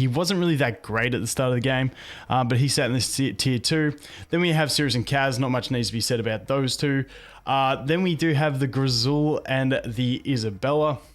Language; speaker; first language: English; native; English